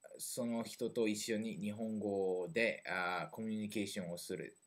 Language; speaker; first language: Japanese; non-native, learner; French